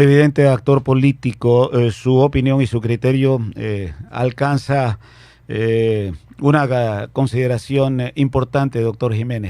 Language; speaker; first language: Spanish; native; Spanish